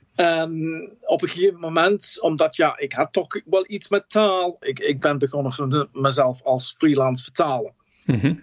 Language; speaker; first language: Dutch; non-native, fluent; English